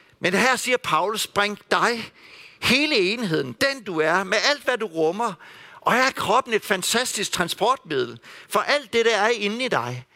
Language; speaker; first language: Danish; native; Danish